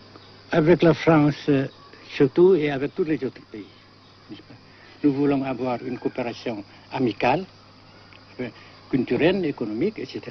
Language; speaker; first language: French; non-native, local second language; Vietnamese